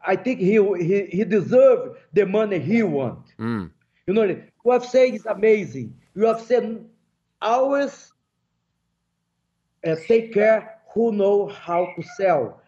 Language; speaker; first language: English; non-native, fluent; Portuguese